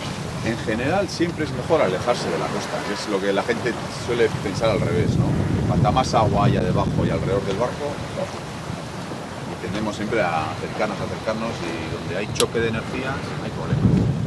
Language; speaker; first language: Spanish; native; Spanish